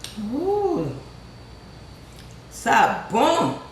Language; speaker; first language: French; non-native, local second language; Haitian Creole